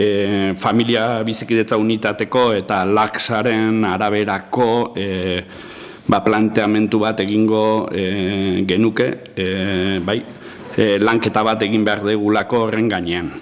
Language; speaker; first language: Basque; native; Basque